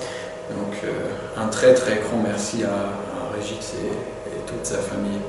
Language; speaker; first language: French; non-native, fluent; German